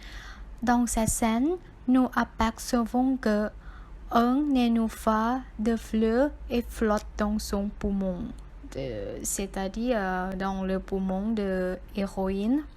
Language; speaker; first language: French; non-native, learner; Thai